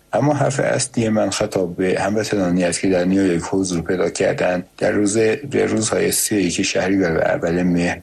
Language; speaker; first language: Persian; native; Persian